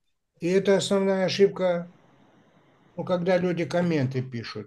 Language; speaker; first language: Russian; native; Russian